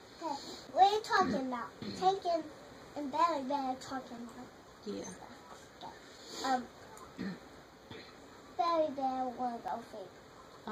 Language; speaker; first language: English; native; English